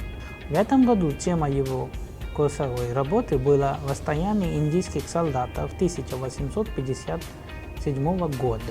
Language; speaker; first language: Russian; non-native, fluent; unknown